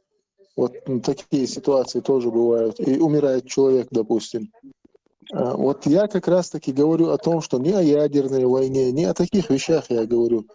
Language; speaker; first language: Russian; non-native, local second language; Chechen